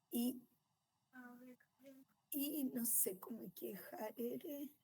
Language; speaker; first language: Portuguese; non-native, fluent; Spanish